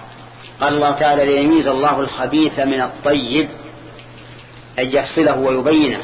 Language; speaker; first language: Arabic; native; Arabic